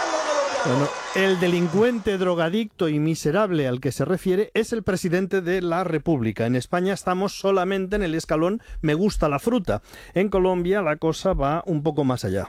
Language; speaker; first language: Spanish; native; Spanish